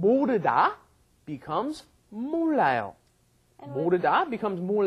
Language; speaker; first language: Korean; non-native, fluent; English